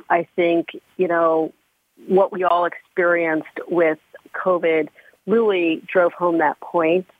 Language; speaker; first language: English; native; English